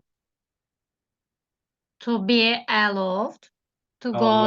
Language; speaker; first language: English; non-native, learner; Turkish